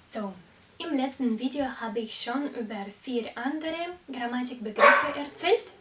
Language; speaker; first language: German; non-native, fluent; Russian